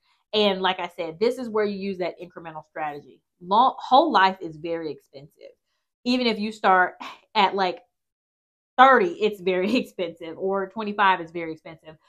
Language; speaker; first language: English; native; English